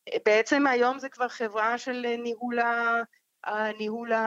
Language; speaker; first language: Hebrew; non-native, fluent; Spanish